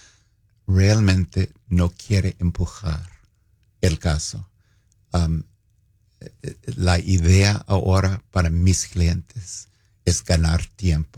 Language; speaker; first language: Spanish; non-native, fluent; English